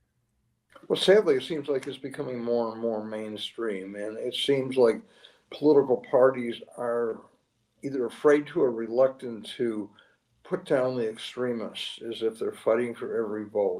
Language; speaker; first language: English; native; English